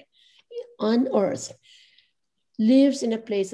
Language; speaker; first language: English; non-native, local second language; Gujarati